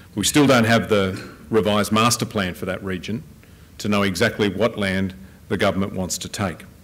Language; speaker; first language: English; native; English